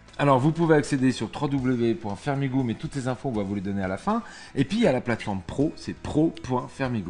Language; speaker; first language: French; native; French